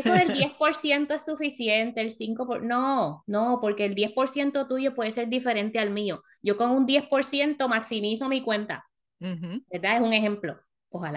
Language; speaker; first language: Spanish; early bilingual, heritage; Spanish